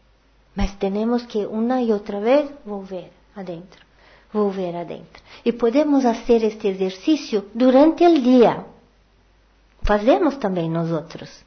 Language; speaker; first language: Portuguese; non-native, learner; Spanish